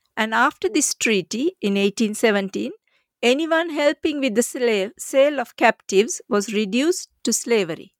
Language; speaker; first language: English; non-native, local second language; Sinhala